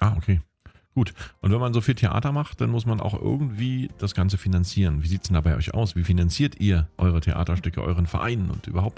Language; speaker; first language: German; native; German